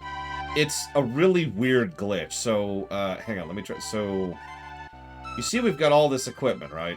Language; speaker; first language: English; native; English